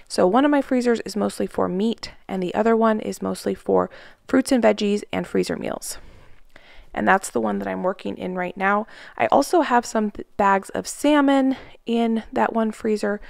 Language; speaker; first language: English; native; English